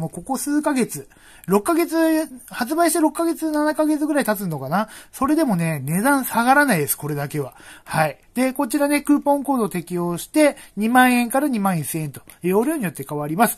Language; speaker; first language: Japanese; native; Japanese